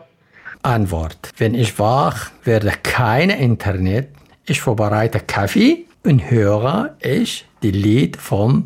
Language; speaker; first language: German; non-native, learner; Arabic